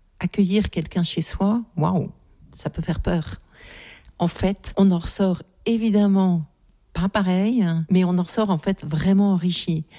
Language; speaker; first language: French; native; French